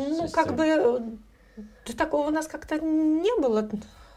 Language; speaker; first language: Russian; native; Russian